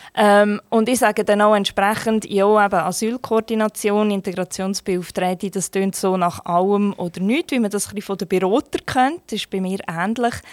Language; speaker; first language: German; non-native, fluent; Turkish